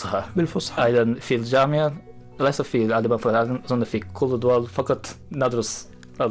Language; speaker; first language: Arabic; non-native, fluent; Japanese